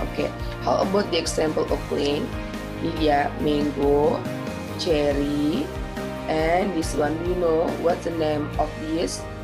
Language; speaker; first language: English; non-native, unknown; Indonesian